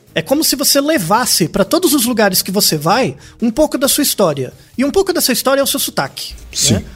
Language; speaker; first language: Portuguese; native; Portuguese